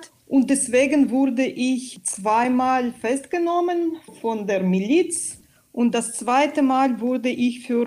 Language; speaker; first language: German; non-native, fluent; Russian